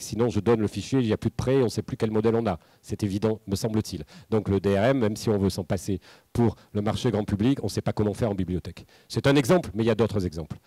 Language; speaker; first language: French; native; French